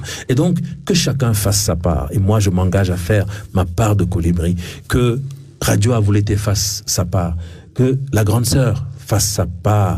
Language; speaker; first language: French; non-native, local second language; Ewe